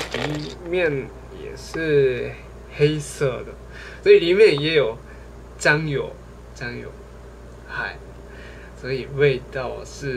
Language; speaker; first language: Chinese; non-native, fluent; Japanese